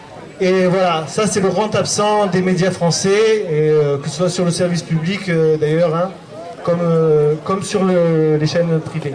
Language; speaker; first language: French; native; French